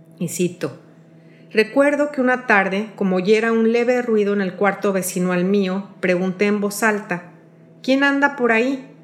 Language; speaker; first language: Spanish; native; Spanish